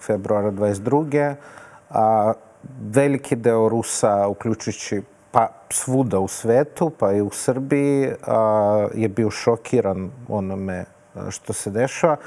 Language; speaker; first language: Serbian; non-native, fluent; Russian